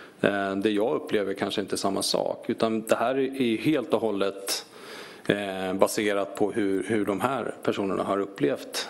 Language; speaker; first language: Swedish; native; Swedish